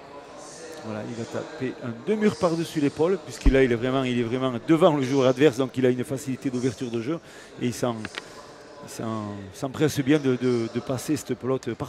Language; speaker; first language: French; native; French